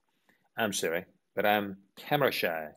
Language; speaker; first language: English; non-native, learner; Korean